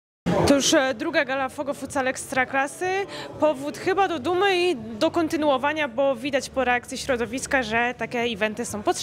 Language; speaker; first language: Polish; native; Polish